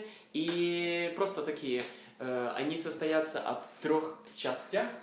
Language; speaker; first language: Russian; non-native, learner; Norwegian